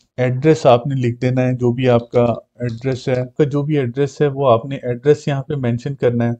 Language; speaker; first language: Urdu; non-native, local second language; Punjabi